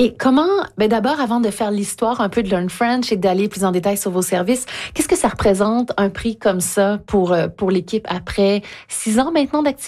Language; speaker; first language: French; native; French